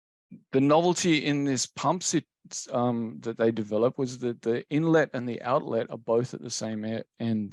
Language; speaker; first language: English; native; English